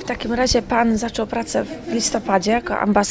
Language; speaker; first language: Polish; native; Polish